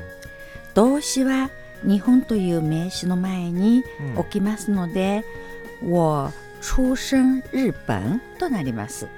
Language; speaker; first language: Japanese; non-native, fluent; Chinese